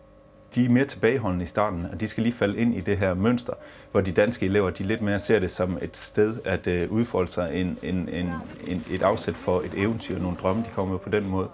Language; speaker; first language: Danish; native; Danish